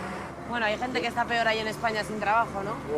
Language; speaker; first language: Spanish; native; Spanish